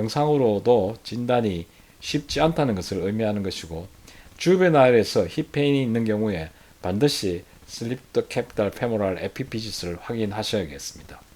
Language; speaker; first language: Korean; native; Korean